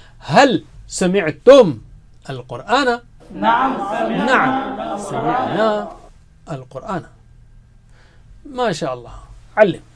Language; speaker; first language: Arabic; non-native, fluent; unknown